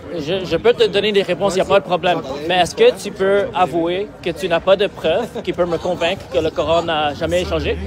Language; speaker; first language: French; native; French